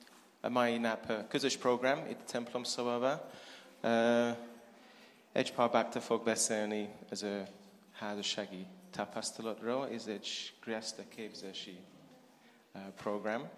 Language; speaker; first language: Hungarian; non-native, learner; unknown